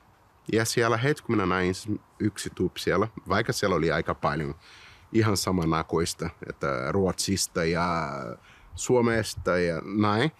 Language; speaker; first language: Finnish; non-native, fluent; Portuguese